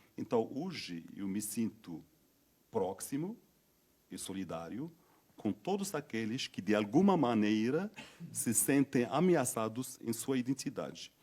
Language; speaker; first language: Portuguese; non-native, fluent; Berber languages